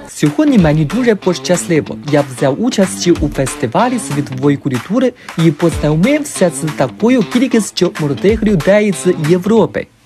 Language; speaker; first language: Ukrainian; non-native, fluent; Chinese